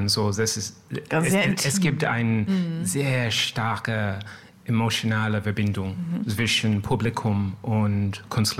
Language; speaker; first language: German; non-native, learner; French